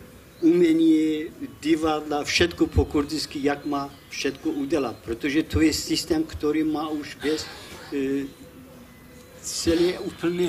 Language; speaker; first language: Czech; non-native, fluent; Kurdish